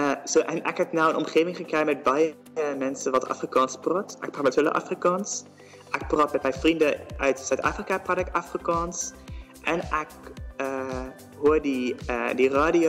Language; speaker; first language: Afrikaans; non-native, learner; Dutch